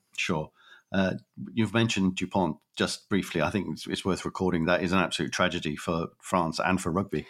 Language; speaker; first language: English; native; English